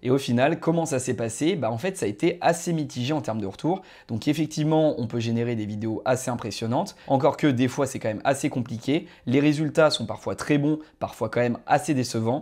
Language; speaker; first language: French; native; French